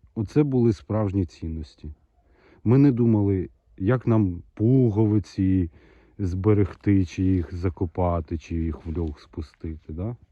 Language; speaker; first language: Ukrainian; non-native, local second language; Russian